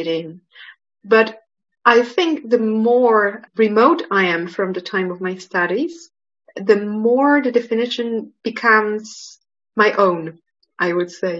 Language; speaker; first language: English; non-native, fluent; Polish